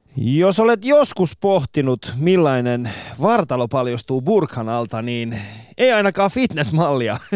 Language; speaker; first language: Finnish; early bilingual, other home language; Persian